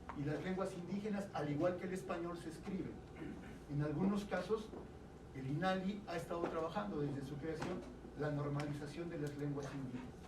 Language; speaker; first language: Spanish; native; Spanish